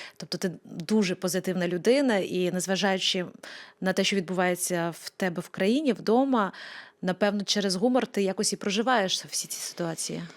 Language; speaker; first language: Ukrainian; native; Ukrainian